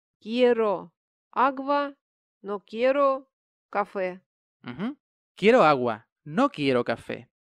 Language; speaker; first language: Spanish; non-native, fluent; Russian